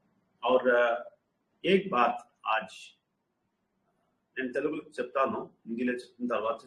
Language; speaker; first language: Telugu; non-native, local second language; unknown